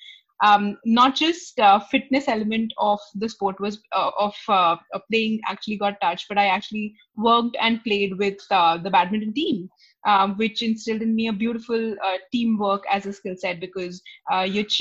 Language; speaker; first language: English; non-native, local second language; Hindi